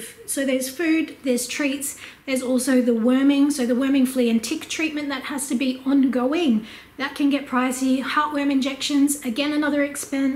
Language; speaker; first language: English; native; English